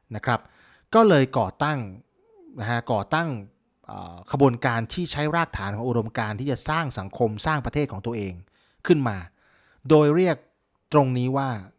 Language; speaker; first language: Thai; native; Thai